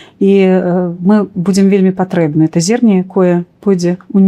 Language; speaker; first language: Belarusian; native; Belarusian